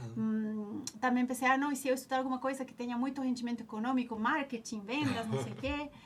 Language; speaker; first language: Portuguese; non-native, fluent; Spanish